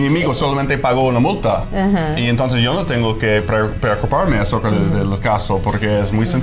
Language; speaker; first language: Spanish; non-native, fluent; English